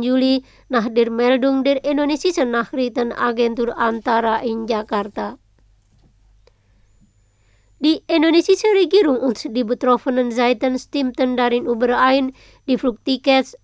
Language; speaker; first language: German; non-native, fluent; Indonesian